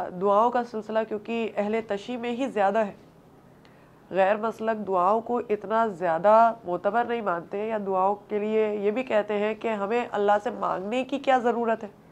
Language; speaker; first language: Hindi; native; Hindi